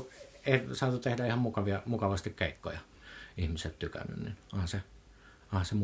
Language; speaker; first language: Finnish; native; Finnish